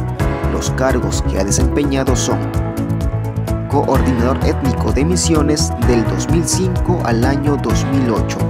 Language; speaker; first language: Spanish; native; Spanish